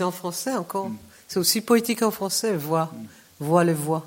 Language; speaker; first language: French; non-native, fluent; Hebrew